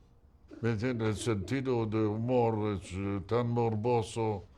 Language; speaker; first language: Spanish; non-native, fluent; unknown